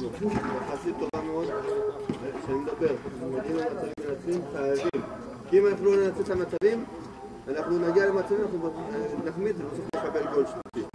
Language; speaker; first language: Hebrew; native; Hebrew